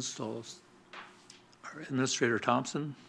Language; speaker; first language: English; native; English